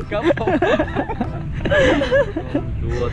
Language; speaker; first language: Vietnamese; non-native, learner; Korean